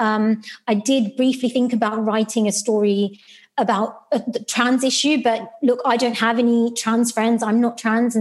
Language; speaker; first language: English; non-native, local second language; Sylheti